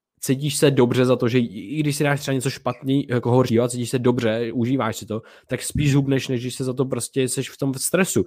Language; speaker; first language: Czech; native; Czech